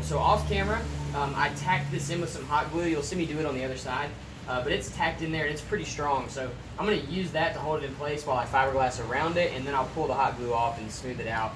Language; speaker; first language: English; native; English